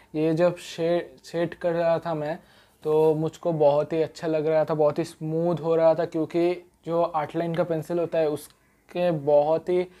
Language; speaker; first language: Hindi; non-native, local second language; Bangla